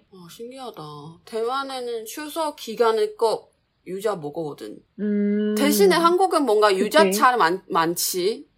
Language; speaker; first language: Korean; non-native, fluent; Chinese